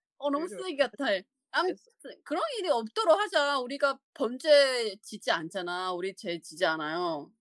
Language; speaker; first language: Korean; non-native, fluent; Chinese